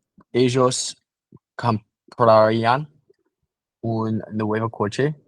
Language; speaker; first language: Spanish; non-native, learner; English